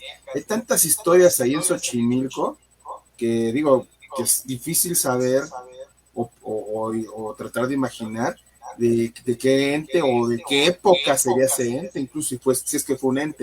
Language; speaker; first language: Spanish; native; Spanish